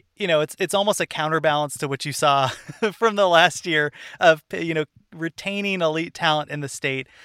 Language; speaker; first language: English; native; English